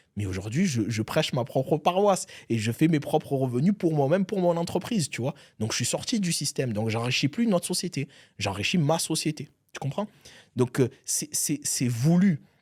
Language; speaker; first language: French; early bilingual, other home language; Arabic